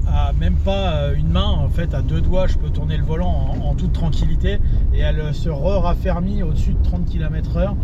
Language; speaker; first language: French; native; French